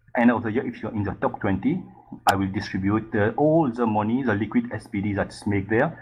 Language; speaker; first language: English; non-native, fluent; Morisyen